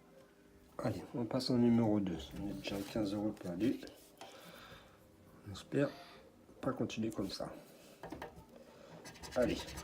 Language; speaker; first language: French; native; French